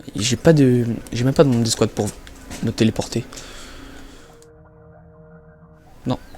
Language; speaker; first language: French; native; French